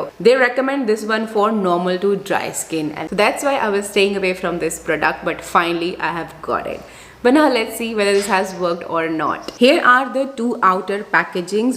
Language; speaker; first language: English; non-native, local second language; Hindi